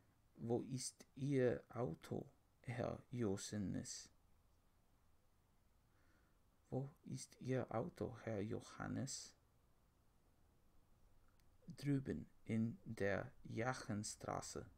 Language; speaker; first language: German; non-native, learner; English